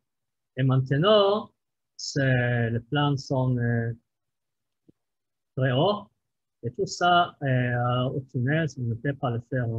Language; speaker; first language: French; non-native, fluent; Hebrew